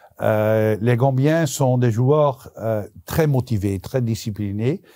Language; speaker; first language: French; non-native, local second language; Dutch